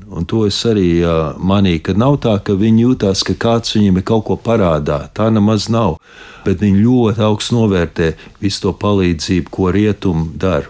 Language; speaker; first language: Latvian; early bilingual, heritage; Latvian